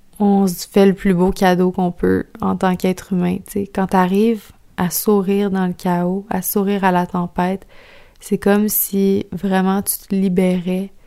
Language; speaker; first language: French; native; French